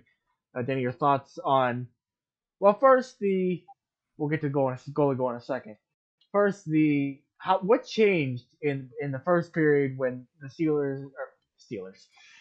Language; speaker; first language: English; native; English